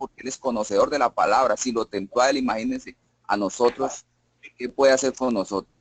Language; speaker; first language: Spanish; native; Spanish